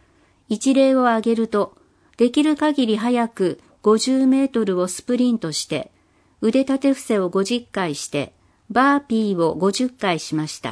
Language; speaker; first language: Japanese; non-native, fluent; English